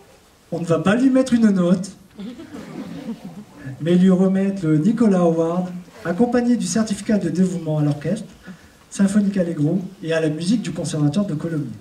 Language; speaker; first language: French; native; French